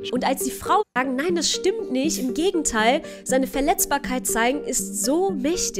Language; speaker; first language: German; native; German